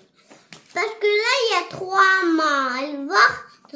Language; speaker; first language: French; early bilingual, other home language; Bangla